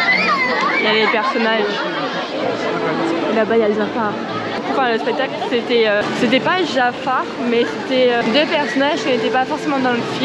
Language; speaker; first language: French; native; French